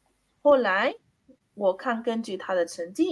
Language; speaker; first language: Chinese; non-native, learner; Spanish